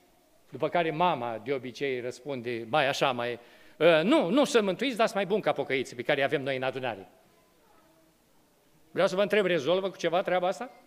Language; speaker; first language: Romanian; native; Romanian